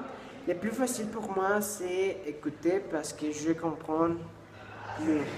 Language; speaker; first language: French; non-native, learner; Spanish